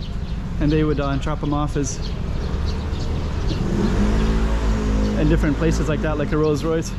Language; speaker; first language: English; native; English